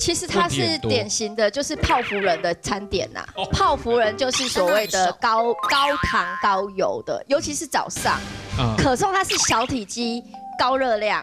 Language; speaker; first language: Chinese; native; Chinese